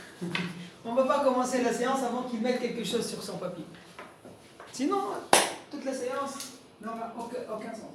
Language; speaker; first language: French; non-native, local second language; Arabic